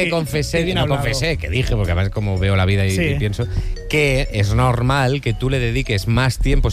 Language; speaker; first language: Spanish; native; Spanish